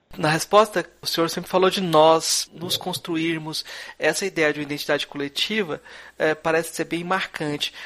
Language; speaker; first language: Portuguese; native; Portuguese